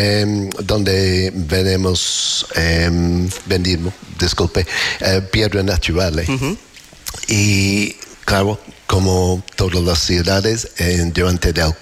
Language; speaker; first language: Spanish; non-native, learner; English